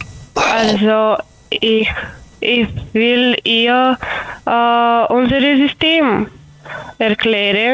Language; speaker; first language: German; non-native, learner; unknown